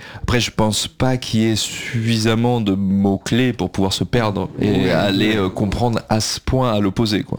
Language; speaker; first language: French; native; French